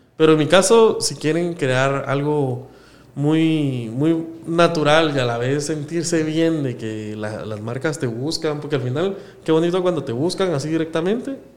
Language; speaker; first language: Spanish; native; Spanish